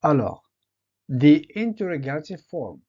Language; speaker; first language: English; non-native, fluent; French